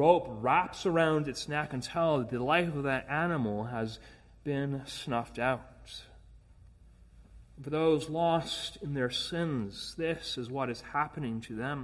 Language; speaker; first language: English; native; English